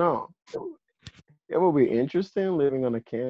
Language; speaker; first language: English; non-native, fluent; Spanish